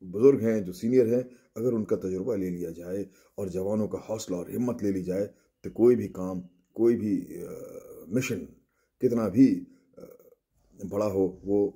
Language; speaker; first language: Urdu; native; Urdu